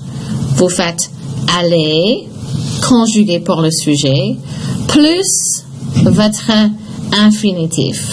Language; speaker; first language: French; non-native, fluent; English